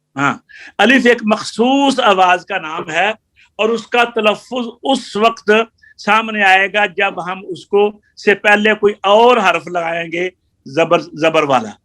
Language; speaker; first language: Urdu; non-native, local second language; Punjabi